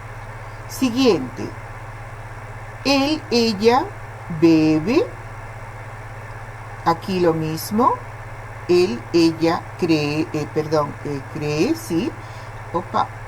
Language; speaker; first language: Spanish; non-native, fluent; Portuguese